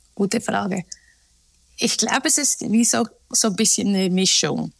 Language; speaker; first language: German; early bilingual, other home language; Turkish